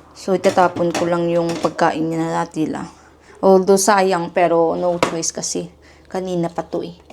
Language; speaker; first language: Filipino; non-native, local second language; Hiligaynon